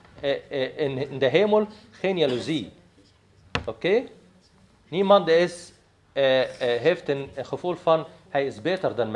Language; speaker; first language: Dutch; non-native, fluent; Arabic